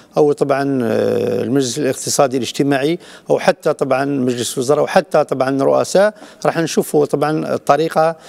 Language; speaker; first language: Arabic; native; Arabic